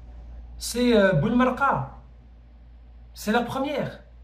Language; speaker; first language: French; native; French